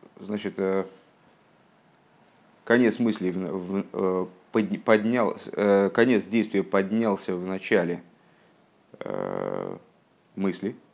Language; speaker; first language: Russian; native; Russian